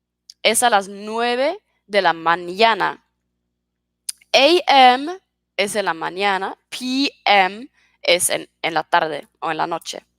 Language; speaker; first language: Spanish; non-native, fluent; Swedish